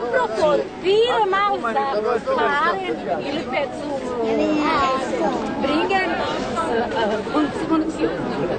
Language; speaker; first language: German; non-native, learner; Croatian